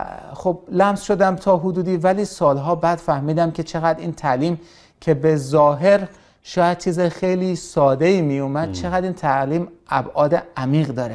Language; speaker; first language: Persian; native; Persian